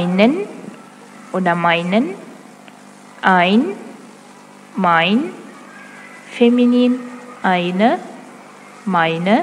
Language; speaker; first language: German; non-native, fluent; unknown